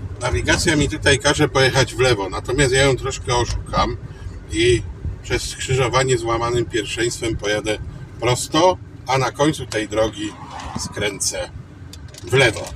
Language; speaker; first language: Polish; native; Polish